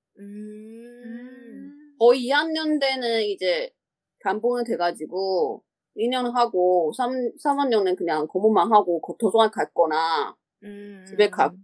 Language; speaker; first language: Korean; non-native, learner; Chinese